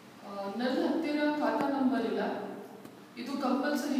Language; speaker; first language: Kannada; non-native, learner; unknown